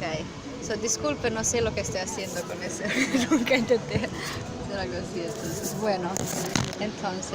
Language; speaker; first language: Spanish; non-native, learner; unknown